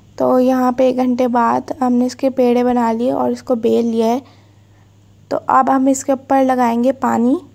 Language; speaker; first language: Urdu; native; Urdu